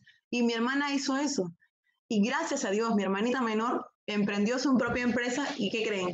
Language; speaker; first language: Spanish; native; Spanish